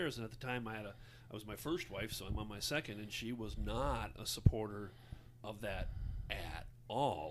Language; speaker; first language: English; native; English